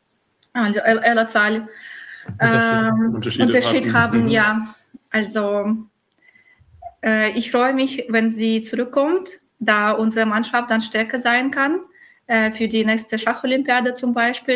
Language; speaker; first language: German; non-native, fluent; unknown